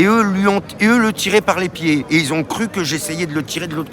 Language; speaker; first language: French; native; French